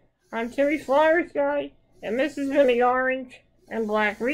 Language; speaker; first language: English; native; English